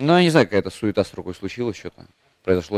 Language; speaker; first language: Russian; native; Russian